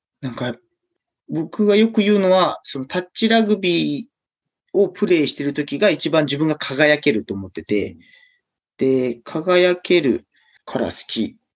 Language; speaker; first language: Japanese; native; Japanese